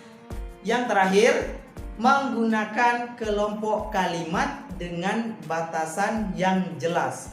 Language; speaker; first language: Indonesian; native; Indonesian